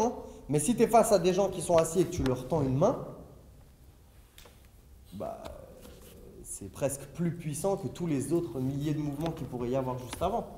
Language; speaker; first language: French; native; French